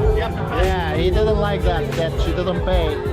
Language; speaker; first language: English; non-native, learner; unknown